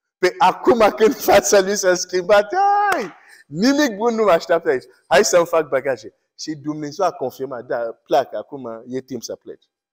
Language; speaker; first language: Romanian; non-native, fluent; English